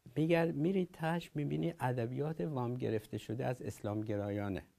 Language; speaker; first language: Persian; native; Persian